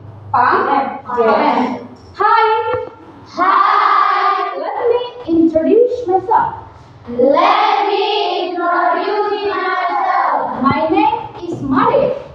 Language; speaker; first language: English; non-native, fluent; Indonesian